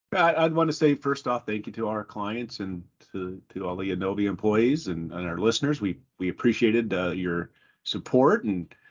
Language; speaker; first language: English; native; English